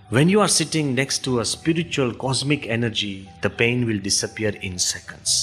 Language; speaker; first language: English; non-native, local second language; Gujarati